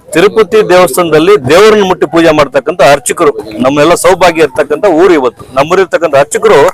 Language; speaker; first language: Kannada; native; Kannada